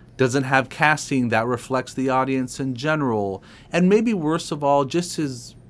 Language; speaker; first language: English; native; English